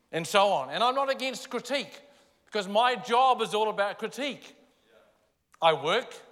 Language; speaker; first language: English; native; English